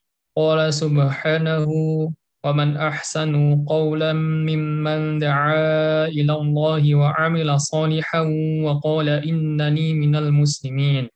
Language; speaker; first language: Arabic; non-native, learner; Indonesian